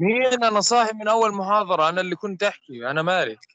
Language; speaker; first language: Arabic; native; Arabic